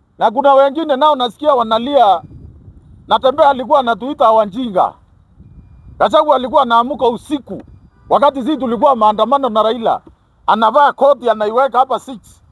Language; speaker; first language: Swahili; non-native, local second language; Kikuyu